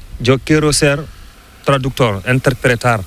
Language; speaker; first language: Spanish; non-native, learner; Fula